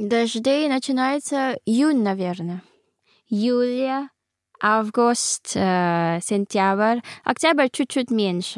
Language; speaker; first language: Russian; non-native, learner; Filipino